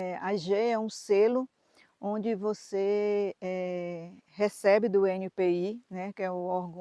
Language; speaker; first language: Portuguese; native; Portuguese